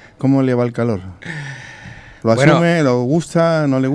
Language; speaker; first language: Spanish; native; Spanish